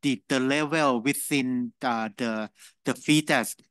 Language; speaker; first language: English; non-native, fluent; Thai